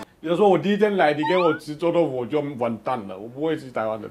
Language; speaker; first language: Chinese; non-native, fluent; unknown